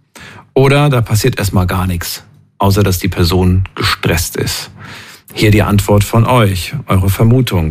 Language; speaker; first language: German; native; German